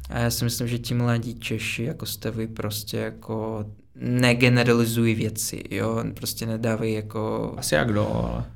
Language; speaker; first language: Czech; non-native, fluent; Russian